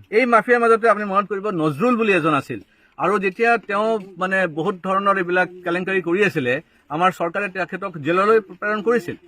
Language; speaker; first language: Assamese; non-native, local second language; Bangla